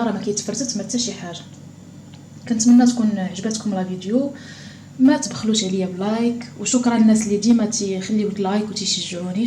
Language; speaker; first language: Arabic; native; Arabic